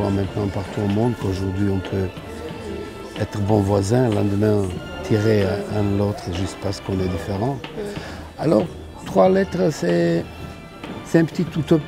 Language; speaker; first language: French; non-native, fluent; Serbian